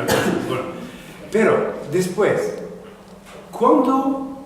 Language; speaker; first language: Spanish; non-native, fluent; French